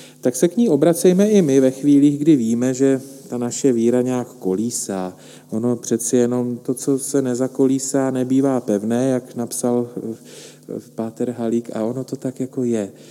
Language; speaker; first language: Czech; native; Czech